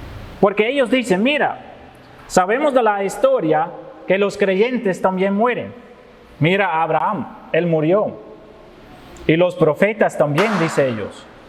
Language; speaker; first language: Spanish; non-native, fluent; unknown